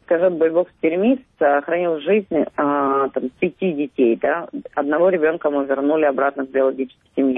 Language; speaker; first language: Russian; native; Russian